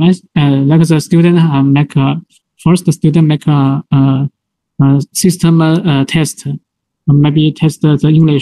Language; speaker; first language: English; non-native, learner; Chinese